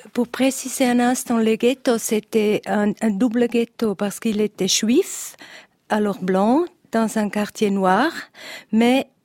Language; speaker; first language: French; non-native, learner; Italian